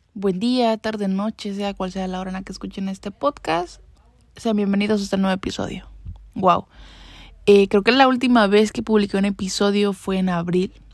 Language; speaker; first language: Spanish; native; Spanish